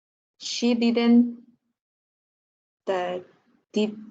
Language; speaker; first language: English; non-native, learner; Spanish